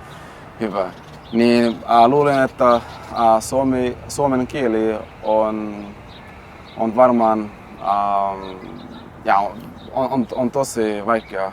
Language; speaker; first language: Finnish; non-native, learner; Portuguese